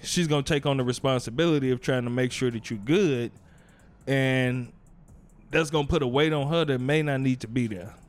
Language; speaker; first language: English; native; English